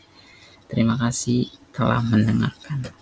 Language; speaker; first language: Indonesian; native; Indonesian